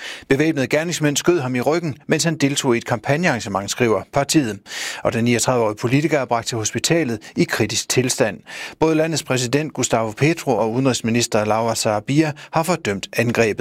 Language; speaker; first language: Danish; native; Danish